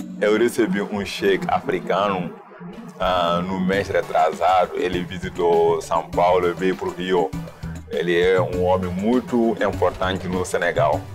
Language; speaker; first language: Portuguese; non-native, fluent; Wolof